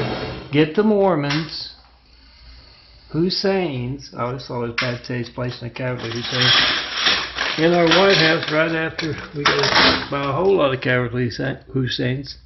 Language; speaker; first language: English; native; English